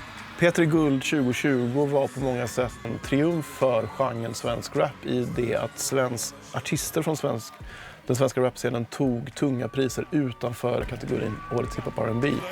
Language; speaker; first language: Swedish; native; Swedish